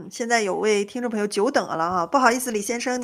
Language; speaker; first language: Chinese; native; Chinese